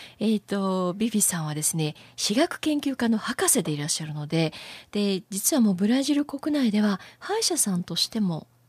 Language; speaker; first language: Japanese; native; Japanese